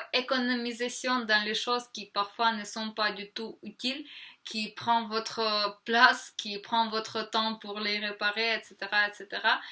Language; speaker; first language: French; non-native, fluent; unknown